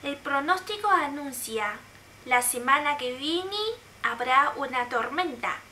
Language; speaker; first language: Spanish; non-native, fluent; Chinese